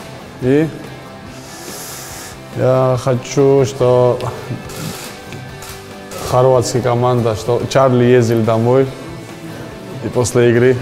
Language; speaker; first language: Russian; non-native, learner; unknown